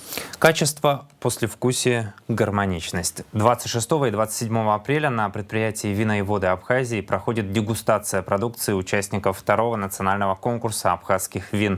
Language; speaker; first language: Russian; native; Russian